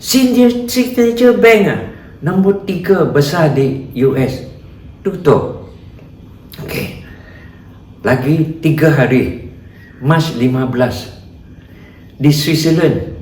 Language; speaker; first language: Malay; non-native, local second language; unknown